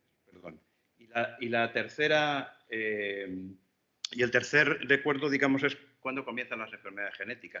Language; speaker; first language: Spanish; native; Spanish